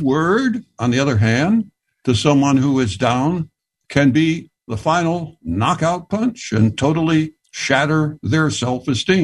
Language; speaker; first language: English; native; English